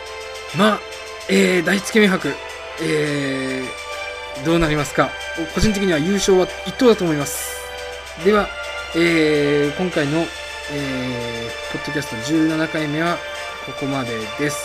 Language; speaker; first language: Japanese; native; Japanese